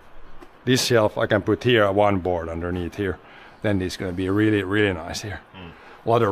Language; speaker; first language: English; non-native, fluent; Swedish